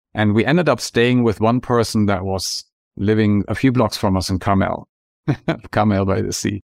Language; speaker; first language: English; non-native, fluent; German